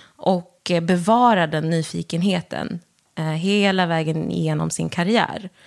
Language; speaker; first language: Swedish; early bilingual, other home language; Wolof